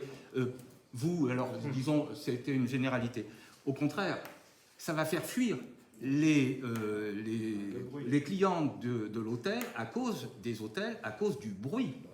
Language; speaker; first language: French; native; French